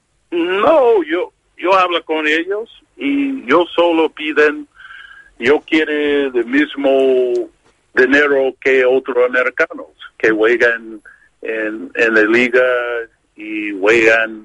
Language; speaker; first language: Spanish; non-native, learner; English